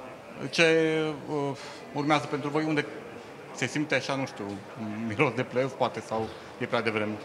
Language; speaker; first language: Romanian; native; Romanian